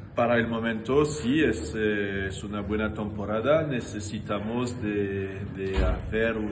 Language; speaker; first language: Spanish; non-native, learner; French